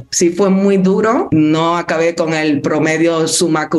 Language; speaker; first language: Spanish; native; Spanish